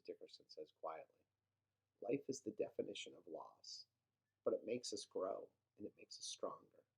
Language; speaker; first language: English; native; English